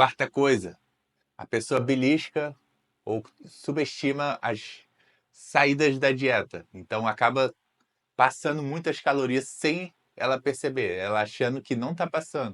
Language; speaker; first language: Portuguese; native; Portuguese